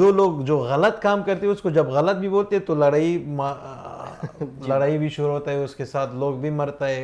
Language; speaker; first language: Hindi; non-native, fluent; Pashto